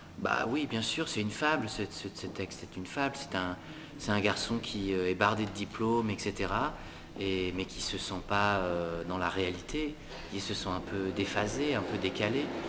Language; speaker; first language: French; native; French